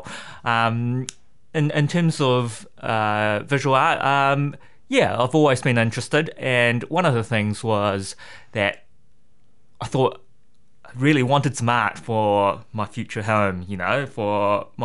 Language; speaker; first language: English; native; English